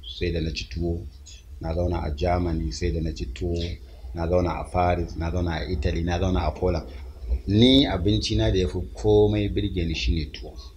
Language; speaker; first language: Hausa; native; Hausa